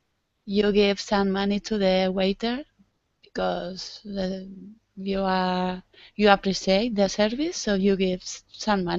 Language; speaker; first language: English; non-native, learner; Spanish